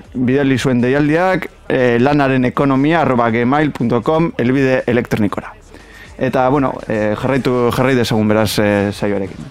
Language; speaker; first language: Basque; native; Basque